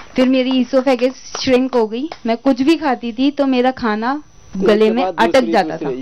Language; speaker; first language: Hindi; native; Hindi